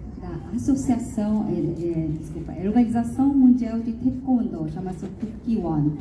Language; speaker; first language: Portuguese; early bilingual, heritage; Korean